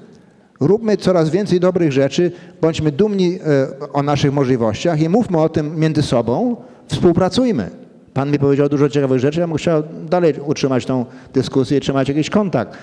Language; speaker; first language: Polish; early bilingual, heritage; Polish